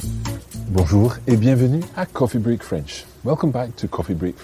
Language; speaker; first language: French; non-native, fluent; English